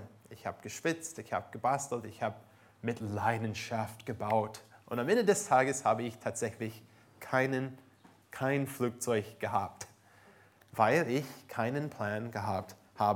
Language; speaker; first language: German; non-native, fluent; English